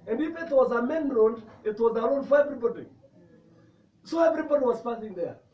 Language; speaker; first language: English; non-native, local second language; Swahili